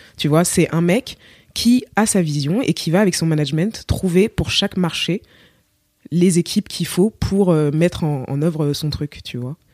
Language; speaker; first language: French; native; French